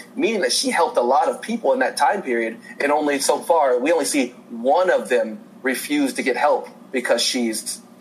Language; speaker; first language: English; native; English